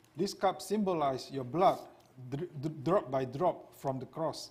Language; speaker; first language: English; non-native, fluent; Indonesian